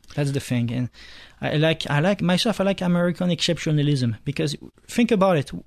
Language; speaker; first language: English; non-native, fluent; French